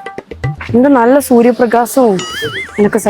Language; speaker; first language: Tamil; non-native, learner; Malayalam